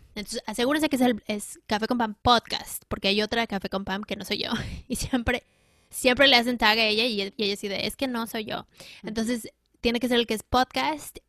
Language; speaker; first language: Spanish; native; Spanish